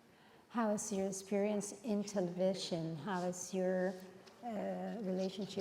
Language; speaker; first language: English; non-native, fluent; Spanish